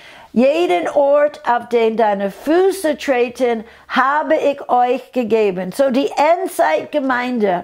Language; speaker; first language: German; non-native, fluent; English